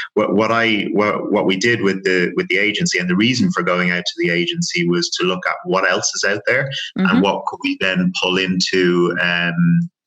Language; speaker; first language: English; native; English